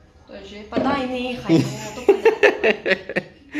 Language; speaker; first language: Slovenian; native; Slovenian